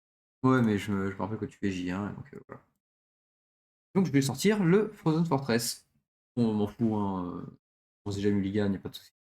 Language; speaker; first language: French; native; French